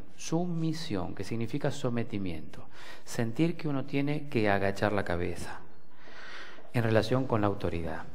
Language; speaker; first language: Spanish; native; Spanish